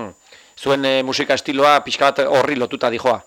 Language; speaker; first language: Basque; native; Basque